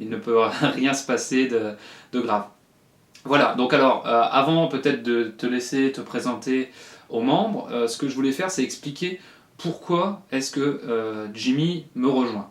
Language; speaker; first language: French; native; French